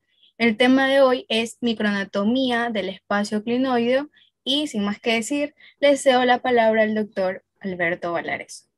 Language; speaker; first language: Spanish; native; Spanish